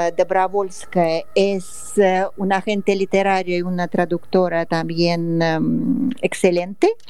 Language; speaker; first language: Spanish; non-native, fluent; Russian